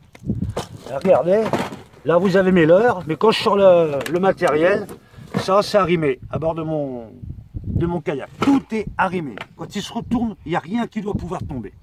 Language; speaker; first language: French; native; French